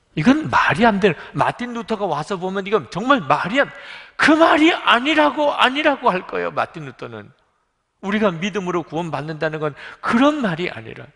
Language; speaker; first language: Korean; native; Korean